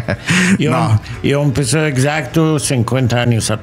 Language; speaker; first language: Spanish; non-native, learner; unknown